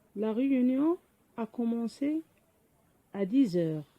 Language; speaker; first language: French; non-native, local second language; Arabic